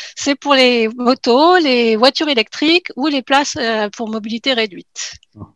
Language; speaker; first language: French; native; French